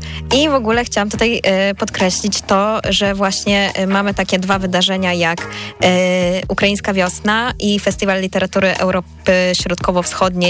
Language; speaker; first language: Polish; native; Polish